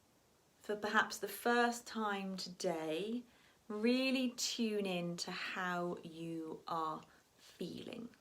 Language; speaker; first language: English; native; English